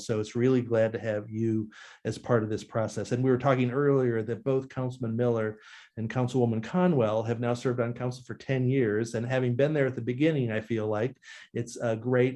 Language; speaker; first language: English; native; English